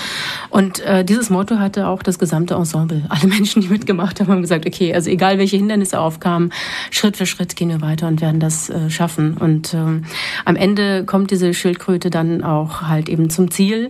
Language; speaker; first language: German; native; German